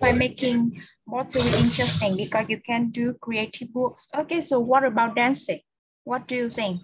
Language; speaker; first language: English; non-native, fluent; Vietnamese